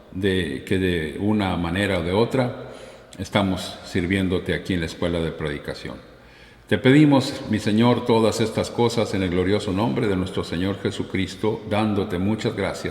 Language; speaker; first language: Spanish; native; Spanish